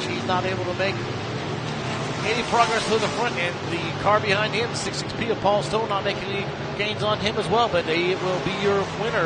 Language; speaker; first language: English; native; English